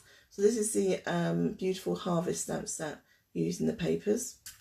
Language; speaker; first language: English; native; English